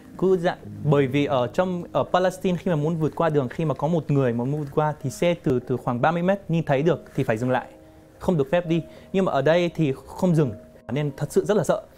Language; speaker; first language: Vietnamese; non-native, fluent; Arabic